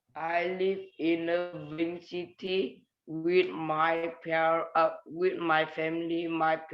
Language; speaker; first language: English; non-native, learner; Vietnamese